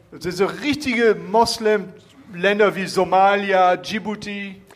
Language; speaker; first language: German; non-native, fluent; French